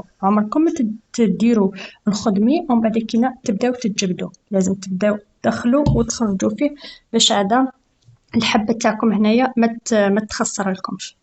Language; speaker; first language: Arabic; native; Arabic